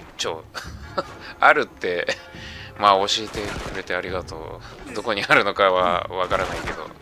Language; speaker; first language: Japanese; early bilingual, heritage; Japanese